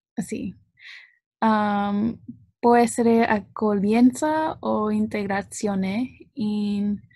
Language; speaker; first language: Italian; non-native, learner; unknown